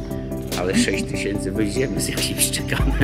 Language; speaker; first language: Polish; non-native, learner; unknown